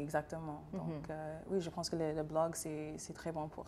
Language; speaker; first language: French; non-native, fluent; English